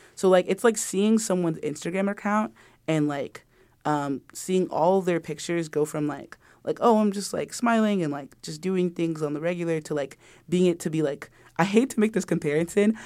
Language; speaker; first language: English; early bilingual, other home language; Yoruba